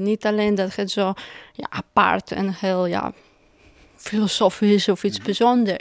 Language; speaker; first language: Dutch; non-native, fluent; Russian